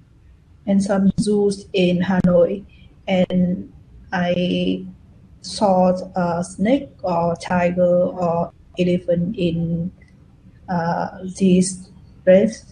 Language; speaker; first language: English; non-native, learner; Vietnamese